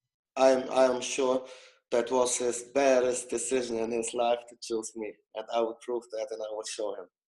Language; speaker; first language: English; non-native, fluent; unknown